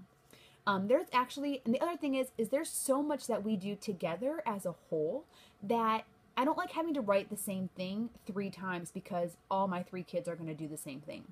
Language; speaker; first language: English; native; English